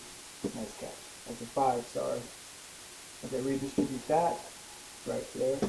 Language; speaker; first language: English; native; English